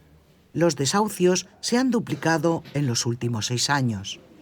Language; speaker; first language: Spanish; native; Spanish